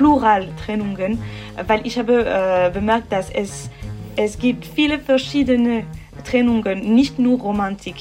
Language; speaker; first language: German; non-native, local second language; French